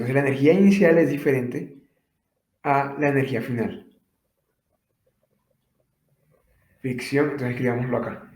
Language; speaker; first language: Spanish; native; Spanish